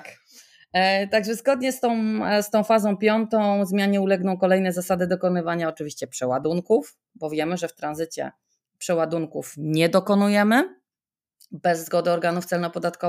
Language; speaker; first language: Polish; native; Polish